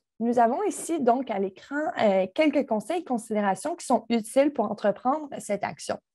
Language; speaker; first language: French; native; French